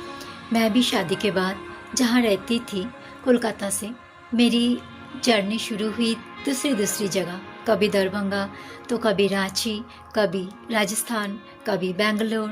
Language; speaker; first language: Hindi; non-native, local second language; Bangla